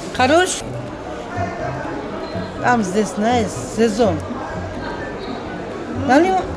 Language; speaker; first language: Russian; non-native, local second language; Georgian